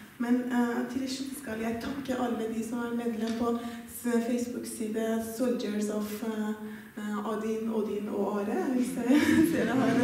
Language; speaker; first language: Norwegian; non-native, fluent; Persian